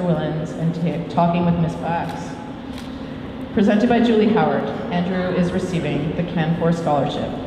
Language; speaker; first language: English; native; English